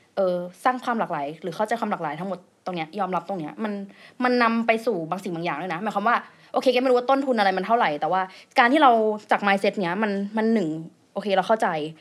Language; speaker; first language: Thai; native; Thai